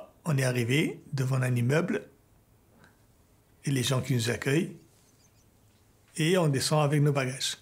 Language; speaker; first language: French; non-native, fluent; Persian